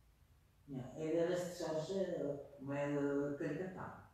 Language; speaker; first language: French; non-native, fluent; Russian